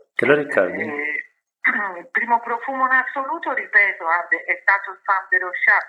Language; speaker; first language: Italian; native; Italian